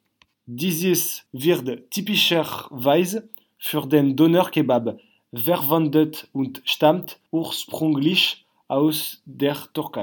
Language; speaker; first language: German; non-native, learner; French